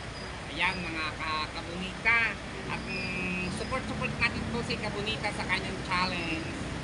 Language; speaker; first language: Filipino; native; Filipino